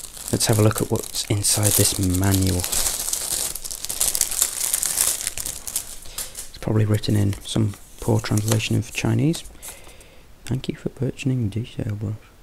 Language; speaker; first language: English; native; English